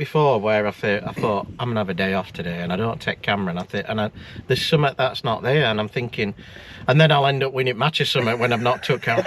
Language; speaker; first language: English; native; English